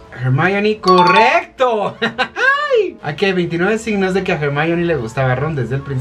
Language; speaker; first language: Spanish; native; Spanish